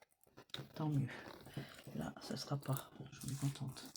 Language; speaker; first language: French; native; French